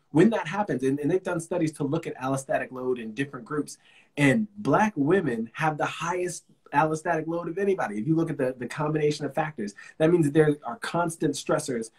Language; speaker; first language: English; native; English